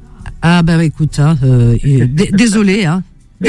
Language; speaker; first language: French; native; French